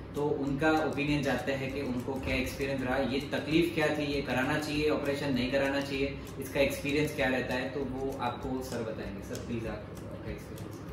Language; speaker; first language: Hindi; non-native, local second language; Gujarati